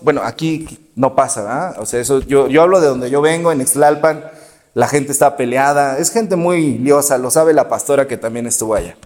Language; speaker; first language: Spanish; native; Spanish